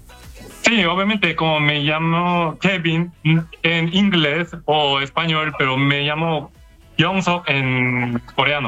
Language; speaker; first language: Spanish; non-native, learner; Korean